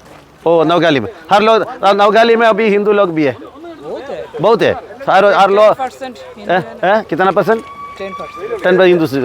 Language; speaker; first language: Hindi; non-native, local second language; Malayalam